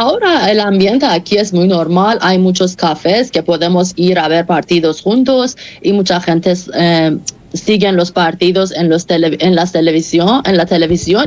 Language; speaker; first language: Spanish; non-native, fluent; Persian